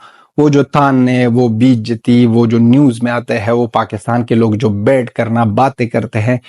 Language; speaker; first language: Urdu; non-native, fluent; Pashto